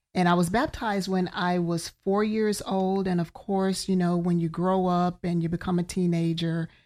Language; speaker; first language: English; native; English